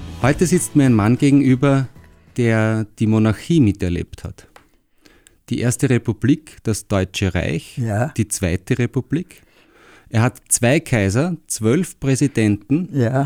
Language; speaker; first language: German; native; German